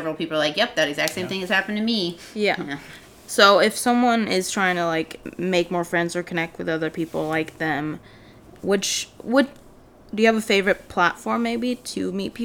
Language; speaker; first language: English; non-native, fluent; Swedish